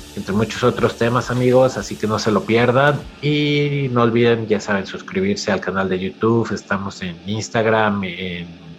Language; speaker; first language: English; non-native, fluent; Spanish